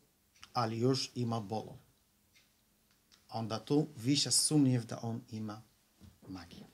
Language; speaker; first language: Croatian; non-native, learner; Arabic